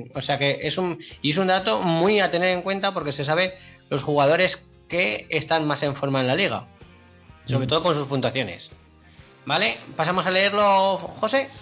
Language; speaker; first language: Spanish; native; Spanish